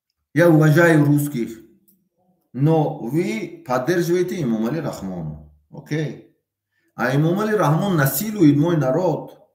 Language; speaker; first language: Russian; non-native, fluent; Tajik